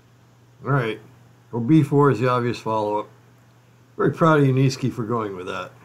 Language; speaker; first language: English; native; English